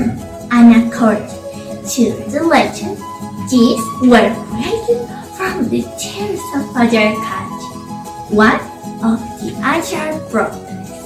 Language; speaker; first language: English; non-native, learner; Spanish